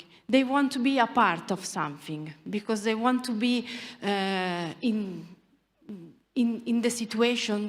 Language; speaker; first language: English; non-native, learner; Italian